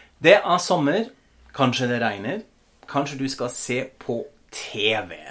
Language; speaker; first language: Norwegian; non-native, fluent; German